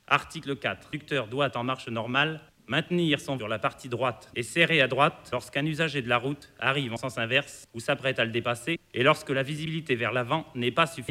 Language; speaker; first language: French; native; French